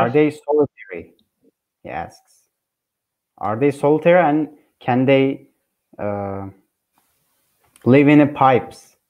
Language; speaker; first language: English; non-native, learner; Turkish